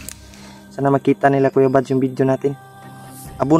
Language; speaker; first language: Filipino; non-native, local second language; Cebuano